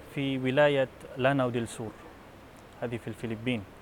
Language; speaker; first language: Arabic; non-native, fluent; Filipino